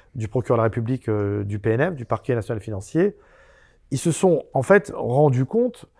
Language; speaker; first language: French; native; French